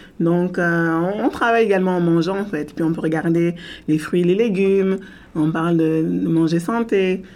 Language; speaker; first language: French; native; French